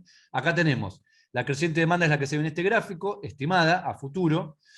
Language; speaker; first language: Spanish; native; Spanish